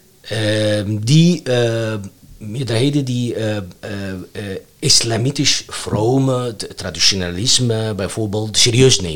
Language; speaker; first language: Dutch; non-native, fluent; Arabic